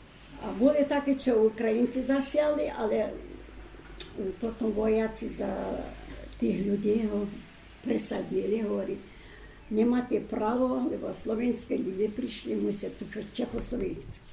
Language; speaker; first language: Slovak; early bilingual, heritage; Slovak